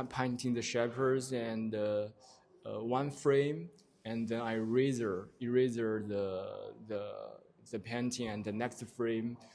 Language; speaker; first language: English; non-native, learner; Chinese